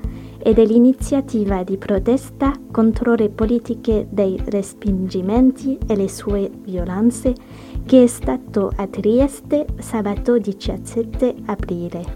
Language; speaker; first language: Italian; non-native, learner; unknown